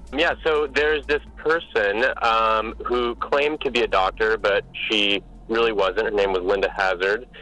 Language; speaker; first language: English; native; English